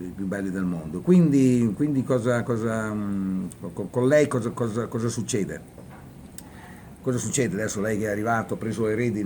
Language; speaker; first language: Italian; native; Italian